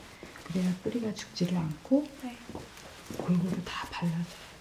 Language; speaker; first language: Korean; native; Korean